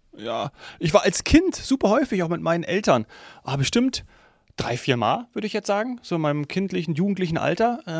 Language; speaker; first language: German; native; German